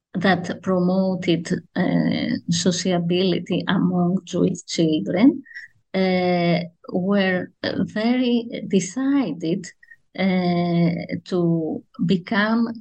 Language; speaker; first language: English; non-native, fluent; Greek